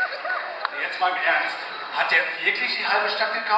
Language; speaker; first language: German; native; German